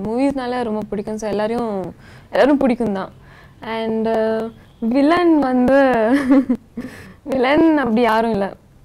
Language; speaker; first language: Tamil; non-native, local second language; Telugu